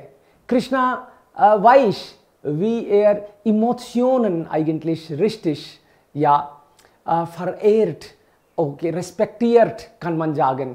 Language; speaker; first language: German; non-native, fluent; Hindi